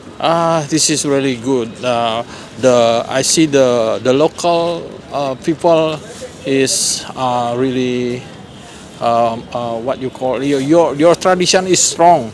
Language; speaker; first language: English; non-native, learner; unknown